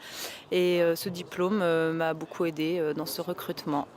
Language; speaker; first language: French; native; French